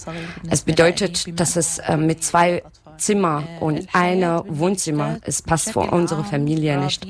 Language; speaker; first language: German; non-native, learner; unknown